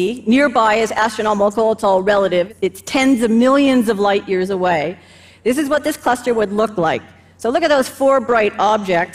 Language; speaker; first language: English; native; English